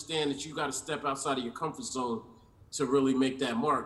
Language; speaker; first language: English; native; English